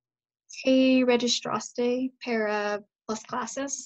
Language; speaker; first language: Spanish; non-native, learner; English